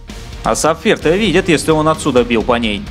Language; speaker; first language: Russian; native; Russian